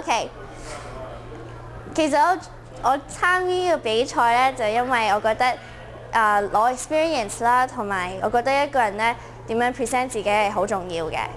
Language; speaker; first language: Cantonese; early bilingual, heritage; Cantonese